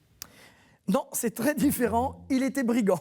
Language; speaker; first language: French; native; French